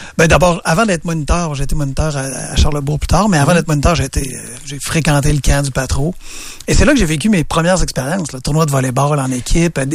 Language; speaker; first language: French; native; French